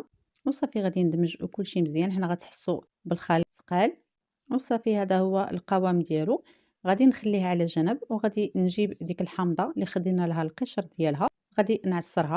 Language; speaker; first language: Arabic; native; Arabic